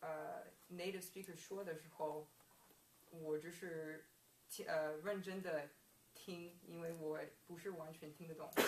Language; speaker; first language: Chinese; non-native, learner; English